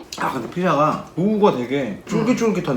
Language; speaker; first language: Korean; native; Korean